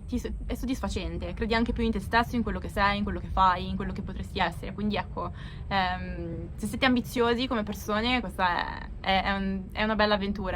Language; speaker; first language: Italian; native; Italian